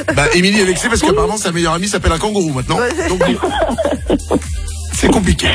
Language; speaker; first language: French; native; French